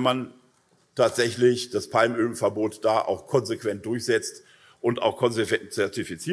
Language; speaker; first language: German; native; German